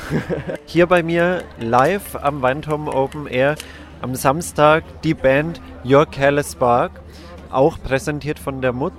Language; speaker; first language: German; native; German